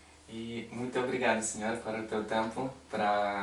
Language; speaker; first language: Portuguese; non-native, learner; Polish